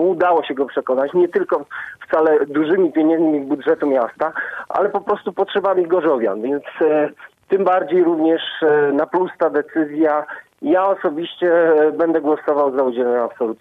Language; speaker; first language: Polish; native; Polish